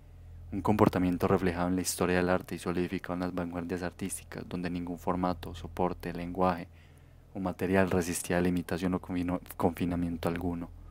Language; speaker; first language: Spanish; native; Spanish